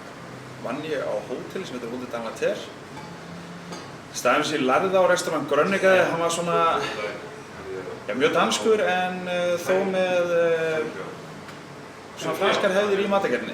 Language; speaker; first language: Icelandic; native; Icelandic